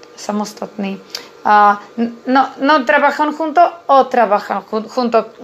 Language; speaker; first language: Spanish; non-native, learner; Czech